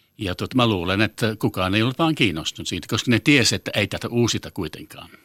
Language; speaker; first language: Finnish; non-native, fluent; English